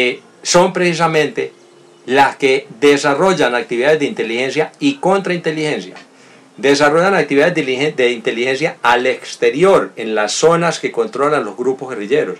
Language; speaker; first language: Spanish; native; Spanish